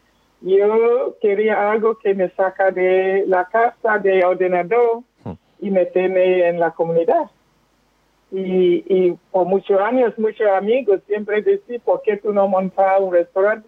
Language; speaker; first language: Spanish; non-native, fluent; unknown